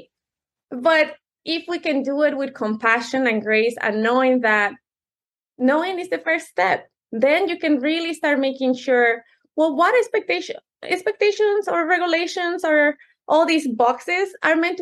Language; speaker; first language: English; non-native, fluent; Spanish